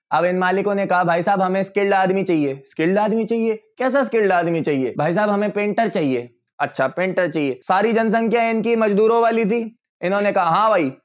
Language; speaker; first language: Hindi; native; Hindi